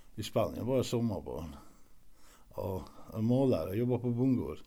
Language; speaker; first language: Swedish; early bilingual, other home language; Norwegian